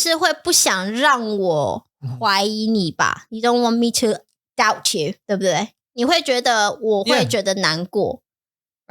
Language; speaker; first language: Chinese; non-native, fluent; English